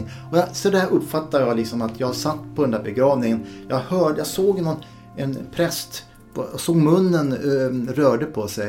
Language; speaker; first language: Swedish; native; Swedish